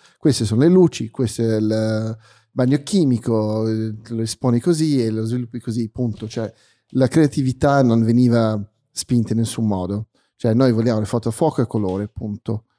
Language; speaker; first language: Italian; early bilingual, heritage; Italian